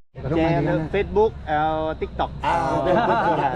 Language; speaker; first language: English; non-native, learner; Thai